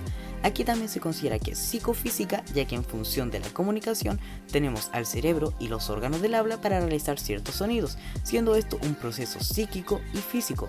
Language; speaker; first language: Spanish; native; Spanish